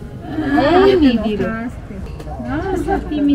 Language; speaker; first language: Spanish; non-native, fluent; Italian